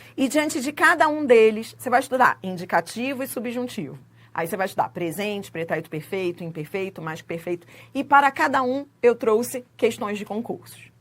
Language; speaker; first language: Portuguese; native; Portuguese